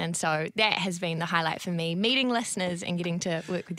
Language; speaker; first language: English; native; English